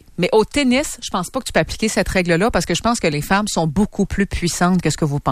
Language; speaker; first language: French; native; French